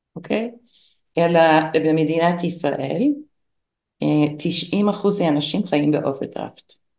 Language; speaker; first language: Hebrew; non-native, fluent; English